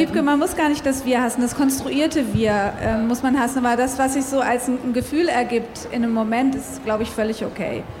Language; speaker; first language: German; native; German